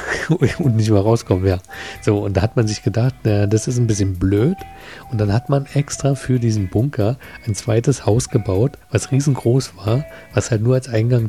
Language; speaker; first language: German; native; German